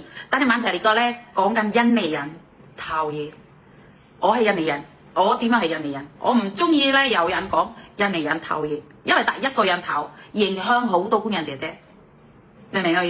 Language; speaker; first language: Cantonese; non-native, fluent; Indonesian